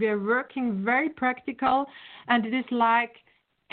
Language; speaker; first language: English; non-native, fluent; German